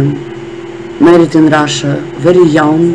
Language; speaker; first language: English; non-native, learner; Russian